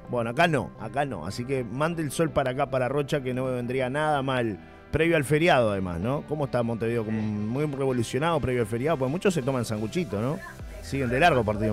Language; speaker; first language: Spanish; native; Spanish